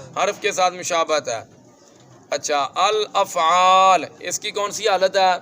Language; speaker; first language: Urdu; non-native, local second language; Punjabi